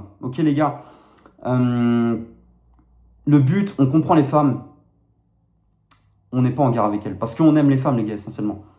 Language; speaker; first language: French; native; French